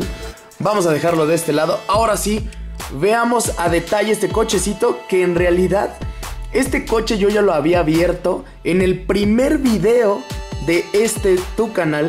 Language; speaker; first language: Spanish; native; Spanish